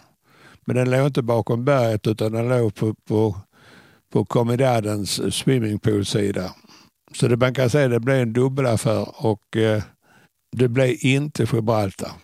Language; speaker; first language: Swedish; native; Swedish